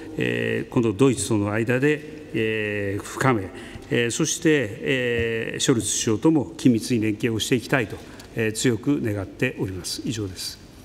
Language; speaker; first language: Japanese; native; Japanese